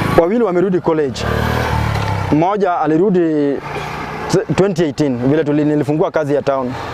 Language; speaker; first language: Swahili; non-native, local second language; Luo (Kenya and Tanzania)